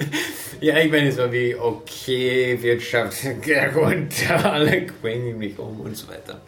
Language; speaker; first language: German; non-native, fluent; English